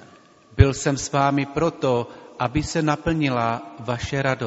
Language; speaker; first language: Czech; native; Czech